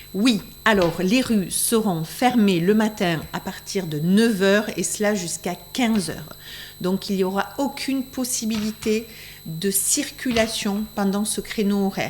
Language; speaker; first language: French; native; French